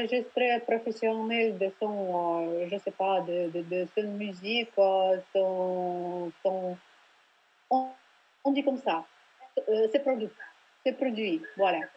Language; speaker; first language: French; non-native, learner; Russian